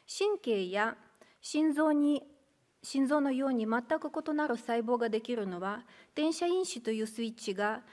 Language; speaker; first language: Japanese; non-native, fluent; Russian